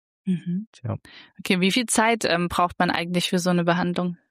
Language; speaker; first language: German; native; German